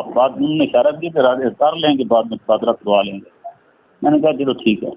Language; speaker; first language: Urdu; non-native, local second language; Punjabi